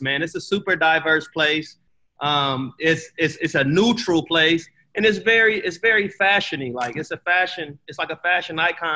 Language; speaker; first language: English; native; English